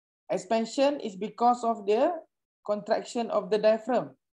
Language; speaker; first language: English; non-native, local second language; Malay